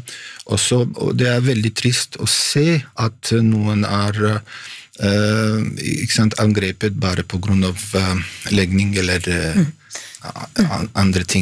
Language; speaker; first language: Norwegian; non-native, fluent; Bosnian